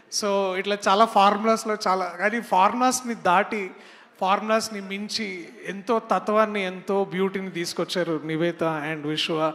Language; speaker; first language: Telugu; native; Telugu